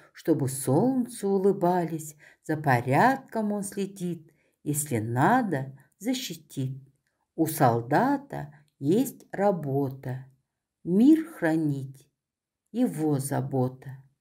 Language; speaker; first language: Russian; non-native, local second language; Kazakh